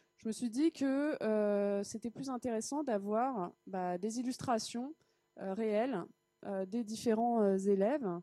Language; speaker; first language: French; native; French